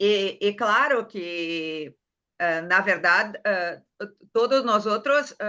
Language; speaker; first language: Spanish; non-native, learner; Portuguese